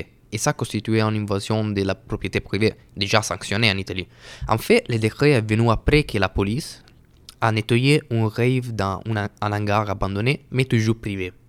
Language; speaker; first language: French; non-native, fluent; Italian